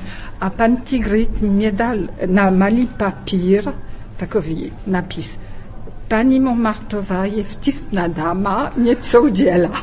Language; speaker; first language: Czech; non-native, fluent; French